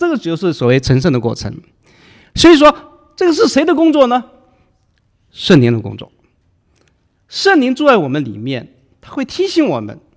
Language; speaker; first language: Chinese; non-native, local second language; Cantonese